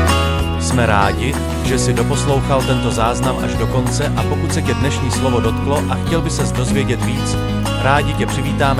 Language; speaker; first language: Czech; native; Czech